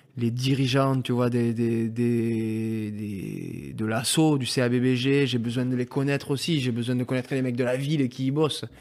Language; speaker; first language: French; native; French